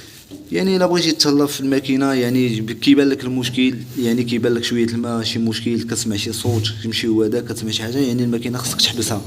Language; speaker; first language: Arabic; native; Arabic